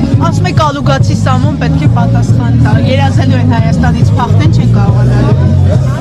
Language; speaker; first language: Armenian; native; Armenian